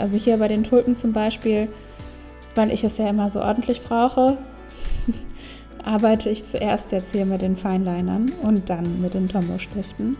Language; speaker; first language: German; native; German